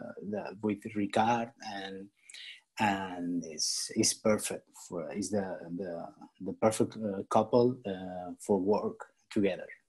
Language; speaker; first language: English; non-native, learner; Spanish